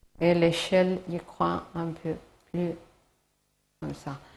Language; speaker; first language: French; non-native, learner; Spanish